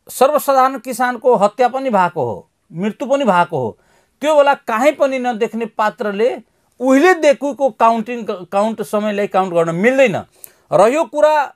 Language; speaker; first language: Nepali; non-native, local second language; Maithili